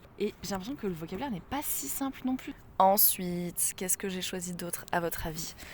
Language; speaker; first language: French; native; French